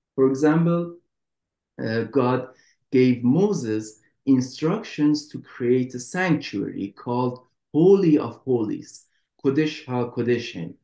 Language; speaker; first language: English; non-native, fluent; Persian